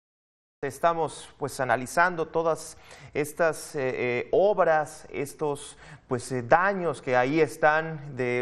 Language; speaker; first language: Spanish; native; Spanish